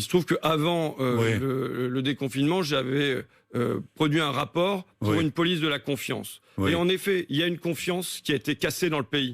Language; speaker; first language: French; native; French